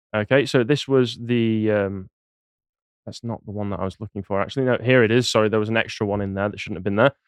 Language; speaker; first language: English; native; English